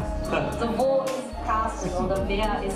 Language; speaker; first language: German; non-native, learner; Cantonese